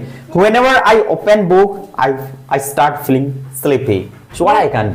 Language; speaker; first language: English; non-native, fluent; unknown